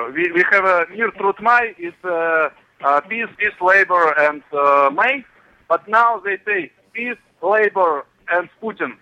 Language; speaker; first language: English; non-native, learner; Russian